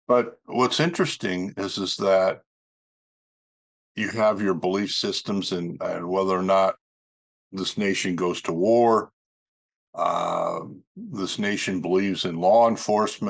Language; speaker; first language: English; native; English